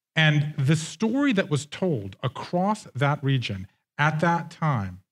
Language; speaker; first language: English; non-native, fluent; Arabic